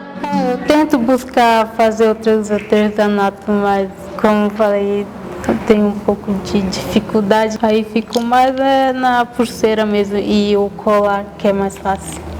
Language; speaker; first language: Portuguese; non-native, local second language; Guarani